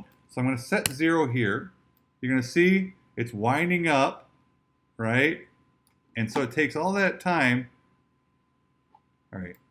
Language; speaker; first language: English; native; English